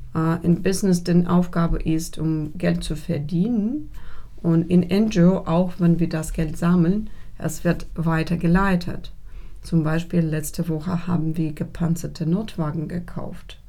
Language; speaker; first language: German; non-native, fluent; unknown